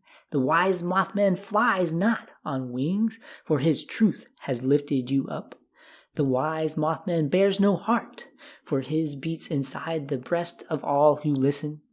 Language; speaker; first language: English; native; English